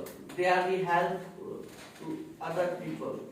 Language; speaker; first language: English; non-native, learner; Hindi